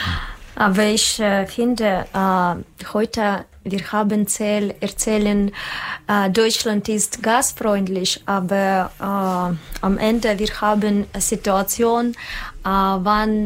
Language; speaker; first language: German; non-native, learner; Russian